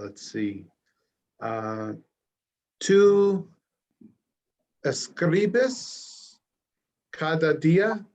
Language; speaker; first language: Spanish; non-native, learner; English